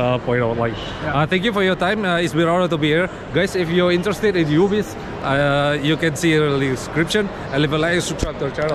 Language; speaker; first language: English; non-native, fluent; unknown